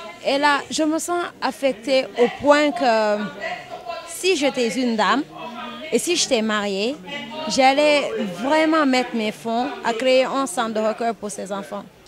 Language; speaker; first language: French; non-native, local second language; Fula